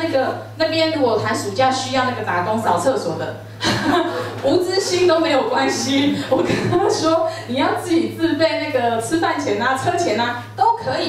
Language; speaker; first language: Chinese; native; Chinese